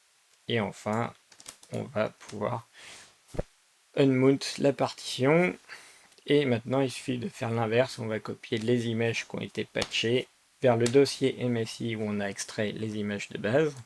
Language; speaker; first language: French; native; French